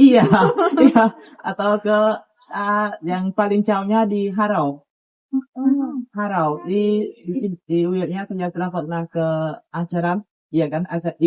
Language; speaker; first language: Indonesian; non-native, learner; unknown